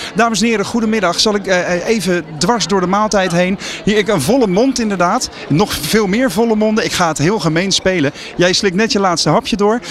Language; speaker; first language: Dutch; native; Dutch